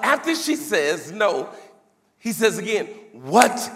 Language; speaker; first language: English; native; English